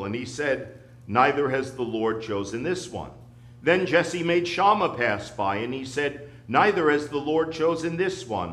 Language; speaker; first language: English; native; English